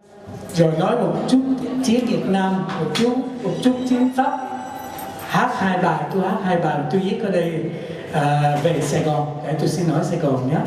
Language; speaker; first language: Vietnamese; non-native, learner; French